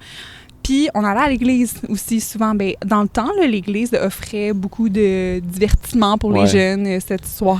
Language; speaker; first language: French; native; French